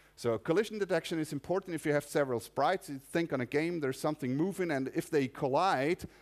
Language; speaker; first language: English; non-native, fluent; German